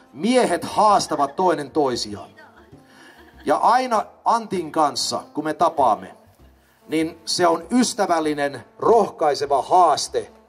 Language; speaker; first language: Finnish; early bilingual, heritage; Finnish